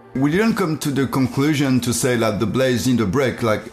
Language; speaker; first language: English; non-native, learner; French